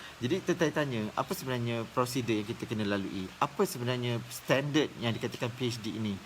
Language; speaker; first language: Malay; native; Malay